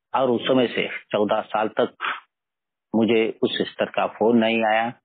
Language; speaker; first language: Hindi; non-native, local second language; Marathi